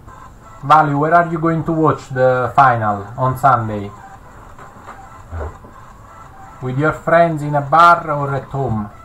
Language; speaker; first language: English; non-native, fluent; Italian